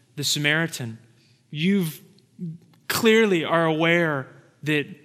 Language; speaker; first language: English; native; English